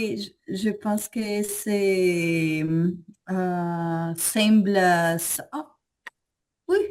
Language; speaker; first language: French; non-native, learner; Portuguese